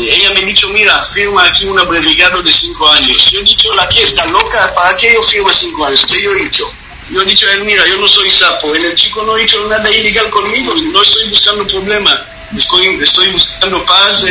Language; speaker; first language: Spanish; non-native, learner; Hebrew